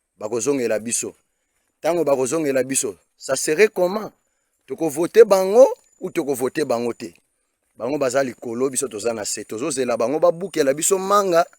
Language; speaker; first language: Lingala; non-native, local second language; Luba-Lulua